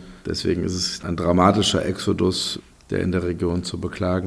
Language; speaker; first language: German; native; German